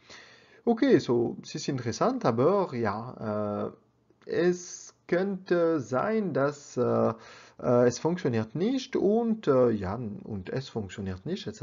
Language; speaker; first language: German; non-native, learner; French